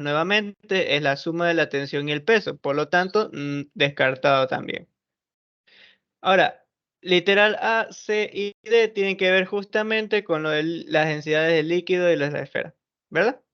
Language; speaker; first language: Spanish; native; Spanish